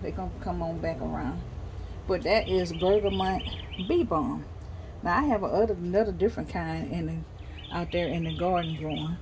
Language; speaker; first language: English; native; English